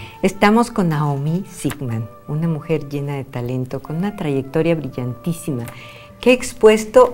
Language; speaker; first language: Spanish; native; Spanish